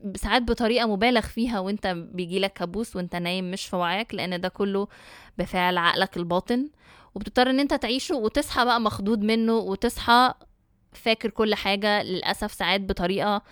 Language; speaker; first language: Arabic; early bilingual, heritage; Arabic